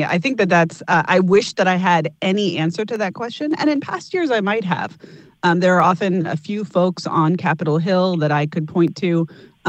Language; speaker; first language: English; native; English